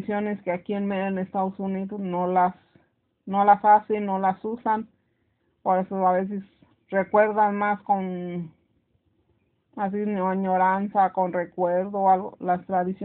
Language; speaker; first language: Spanish; native; Spanish